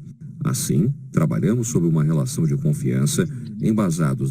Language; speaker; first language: Portuguese; native; Portuguese